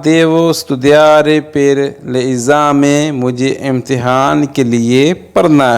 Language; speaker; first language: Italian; non-native, fluent; Urdu